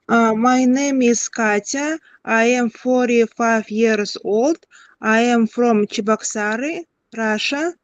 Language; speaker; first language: English; non-native, learner; Russian